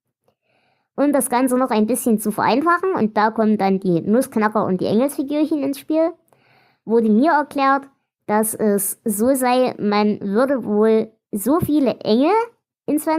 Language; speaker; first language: German; native; German